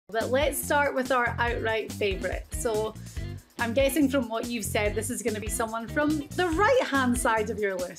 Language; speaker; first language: English; native; English